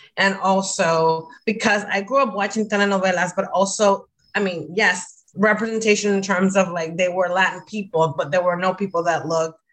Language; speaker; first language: English; non-native, fluent; Spanish